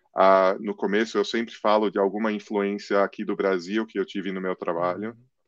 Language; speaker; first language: Portuguese; early bilingual, other home language; English